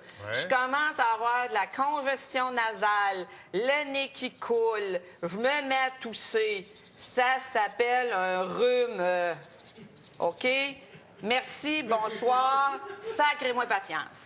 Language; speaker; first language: French; native; French